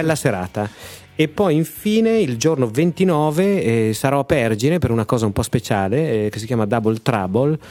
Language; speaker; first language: Italian; native; Italian